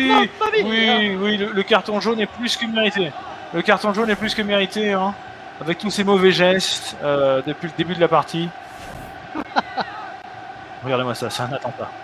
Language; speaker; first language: French; native; French